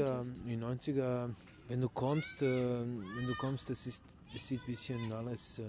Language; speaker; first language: German; non-native, fluent; Serbian